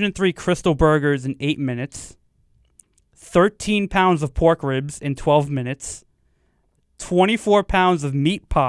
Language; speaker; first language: English; native; English